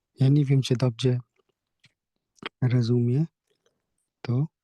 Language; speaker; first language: Polish; non-native, learner; Hindi